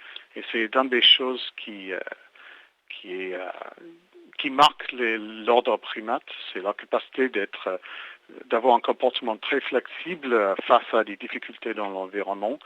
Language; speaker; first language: French; native; French